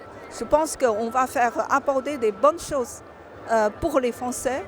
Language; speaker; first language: French; non-native, fluent; Chinese